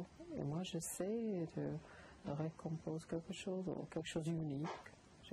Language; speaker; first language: French; non-native, learner; English